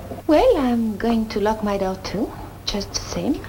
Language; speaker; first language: English; non-native, fluent; French